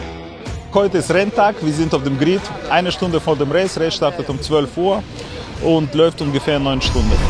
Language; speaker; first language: German; non-native, learner; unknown